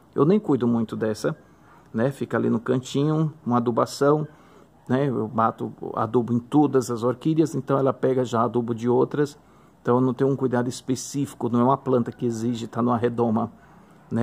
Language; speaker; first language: Portuguese; native; Portuguese